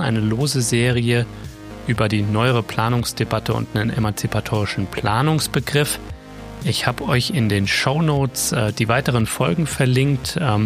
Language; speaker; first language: German; native; German